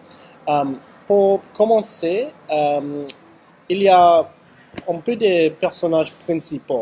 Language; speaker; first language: French; non-native, learner; English